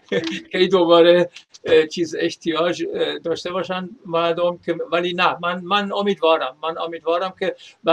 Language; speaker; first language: Persian; non-native, fluent; German